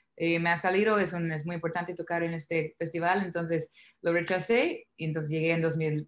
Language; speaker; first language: Spanish; non-native, fluent; English